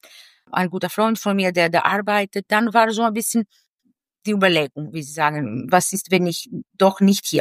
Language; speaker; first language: German; non-native, fluent; Greek